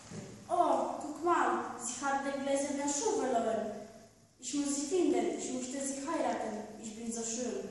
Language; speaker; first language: German; non-native, learner; Polish